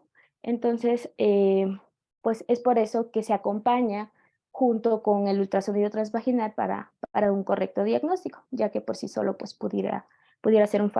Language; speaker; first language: Spanish; native; Spanish